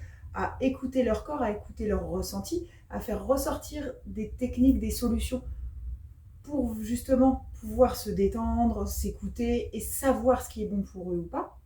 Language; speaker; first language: French; native; French